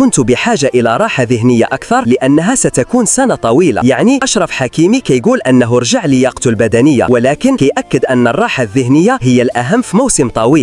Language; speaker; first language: Arabic; native; Arabic